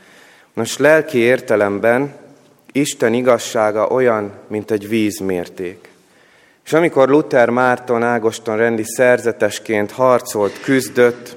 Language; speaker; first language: Hungarian; native; Hungarian